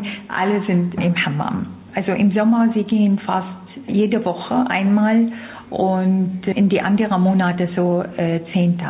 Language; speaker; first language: German; non-native, fluent; Arabic